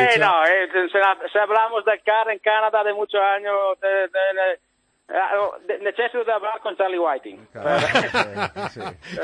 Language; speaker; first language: Spanish; non-native, learner; Italian